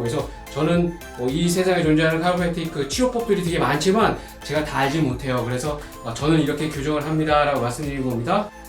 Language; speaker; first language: Korean; native; Korean